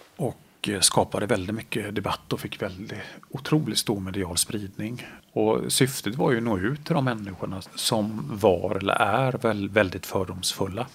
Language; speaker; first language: Swedish; native; Swedish